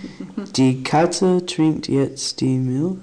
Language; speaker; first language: German; non-native, learner; English